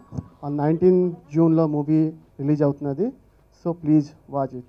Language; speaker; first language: Telugu; non-native, learner; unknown